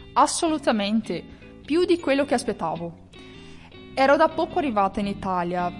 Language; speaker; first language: Italian; non-native, fluent; Portuguese